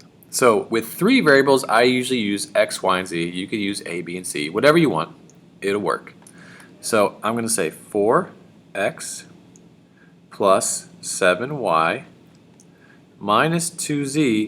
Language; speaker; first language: English; native; English